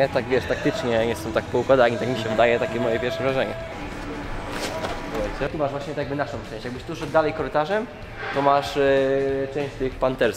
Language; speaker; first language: Polish; native; Polish